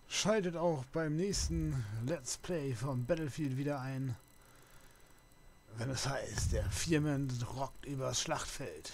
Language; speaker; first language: German; native; German